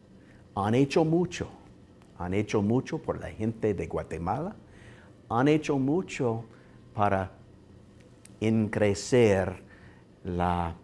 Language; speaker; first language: Spanish; non-native, learner; English